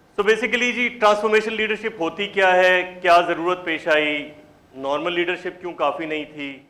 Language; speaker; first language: Urdu; native; Urdu